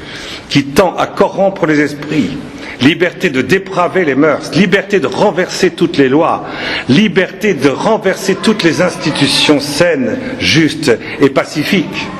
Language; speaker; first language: French; native; French